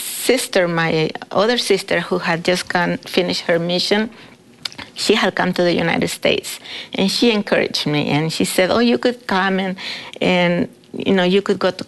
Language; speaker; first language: English; non-native, fluent; Spanish